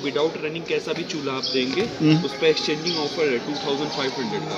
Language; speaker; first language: Hindi; non-native, local second language; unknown